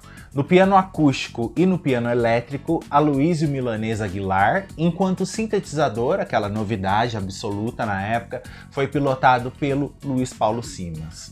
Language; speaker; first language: Portuguese; native; Portuguese